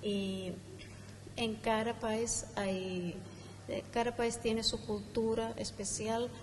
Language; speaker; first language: Spanish; non-native, fluent; Finnish